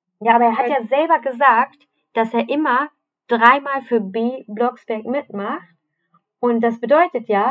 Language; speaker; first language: German; native; German